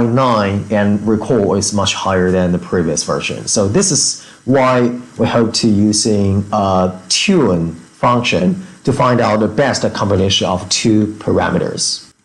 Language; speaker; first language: English; non-native, fluent; Chinese